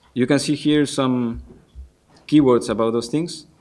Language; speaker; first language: English; non-native, fluent; Spanish